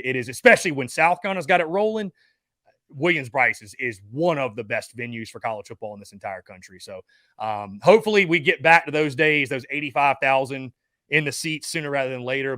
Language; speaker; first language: English; native; English